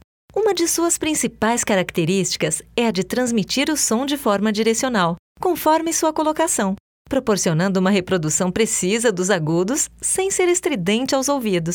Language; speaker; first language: Portuguese; native; Portuguese